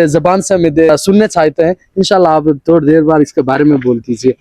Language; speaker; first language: Hindi; non-native, local second language; Malayalam